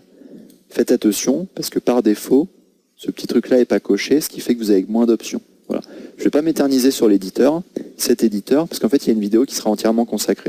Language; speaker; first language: French; native; French